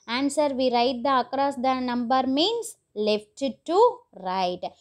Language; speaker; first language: English; non-native, local second language; Tamil